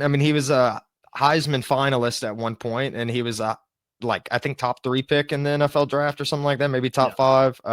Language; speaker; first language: English; native; English